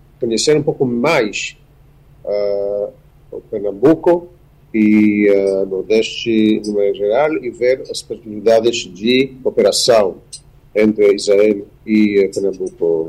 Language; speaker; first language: Portuguese; non-native, fluent; Hebrew